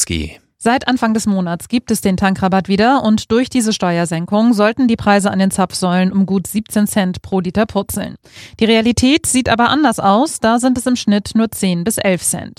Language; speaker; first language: German; native; German